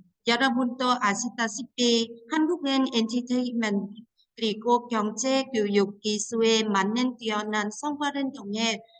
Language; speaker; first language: Korean; non-native, fluent; Vietnamese